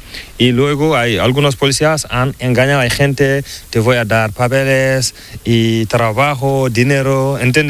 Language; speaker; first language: Spanish; non-native, learner; Fula